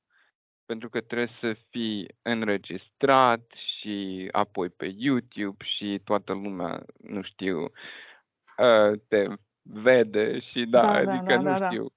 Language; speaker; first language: Romanian; non-native, fluent; Russian